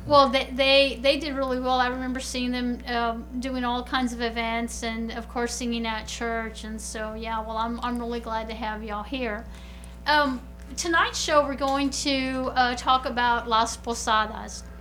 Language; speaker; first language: English; early bilingual, other home language; Spanish